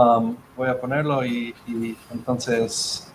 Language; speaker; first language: Spanish; non-native, fluent; English